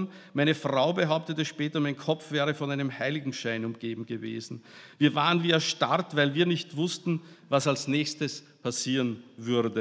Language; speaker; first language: German; native; German